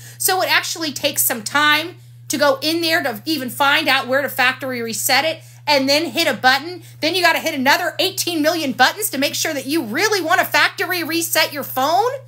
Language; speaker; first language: English; native; English